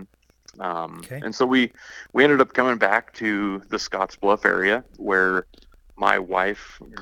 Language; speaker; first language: English; native; English